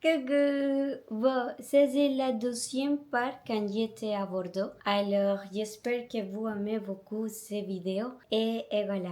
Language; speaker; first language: French; non-native, learner; Spanish